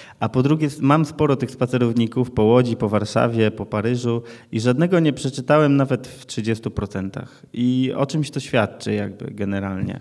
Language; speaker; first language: Polish; native; Polish